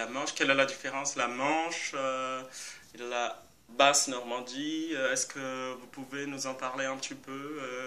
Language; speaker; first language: French; non-native, fluent; Portuguese